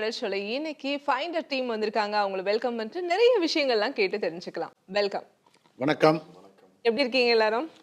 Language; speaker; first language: Tamil; native; Tamil